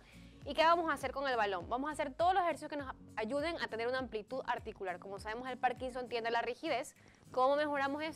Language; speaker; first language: Spanish; native; Spanish